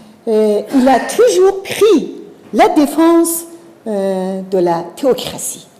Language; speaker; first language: French; non-native, fluent; Persian